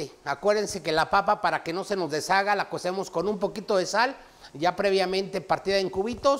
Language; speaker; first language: Spanish; native; Spanish